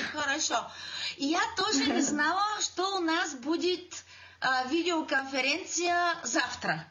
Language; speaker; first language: Russian; non-native, learner; Bulgarian